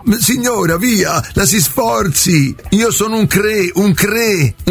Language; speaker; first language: Italian; native; Italian